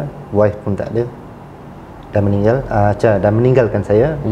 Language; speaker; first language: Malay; non-native, local second language; Tamil